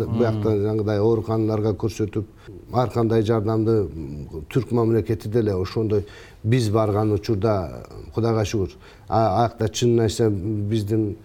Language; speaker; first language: Kyrgyz; early bilingual, heritage; Kyrgyz